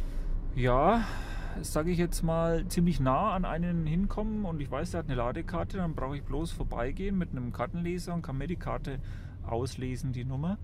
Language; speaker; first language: German; native; German